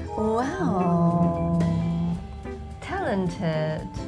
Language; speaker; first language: English; non-native, learner; Chinese